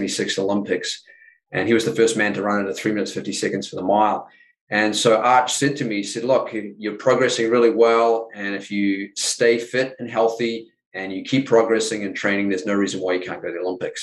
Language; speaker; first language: English; native; English